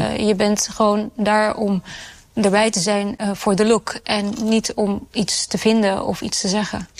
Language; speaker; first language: Dutch; early bilingual, other home language; Urdu